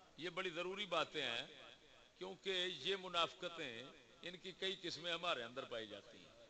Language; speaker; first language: Urdu; non-native, local second language; Punjabi